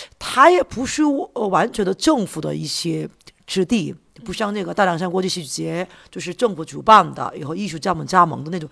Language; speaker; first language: Chinese; non-native, fluent; Korean